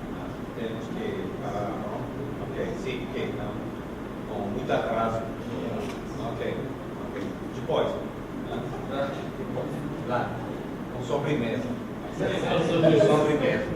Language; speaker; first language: Portuguese; non-native, learner; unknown